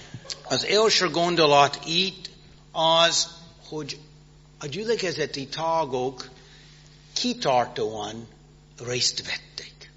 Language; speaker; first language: Hungarian; non-native, fluent; English